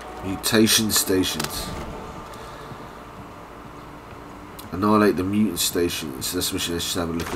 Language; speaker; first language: English; native; English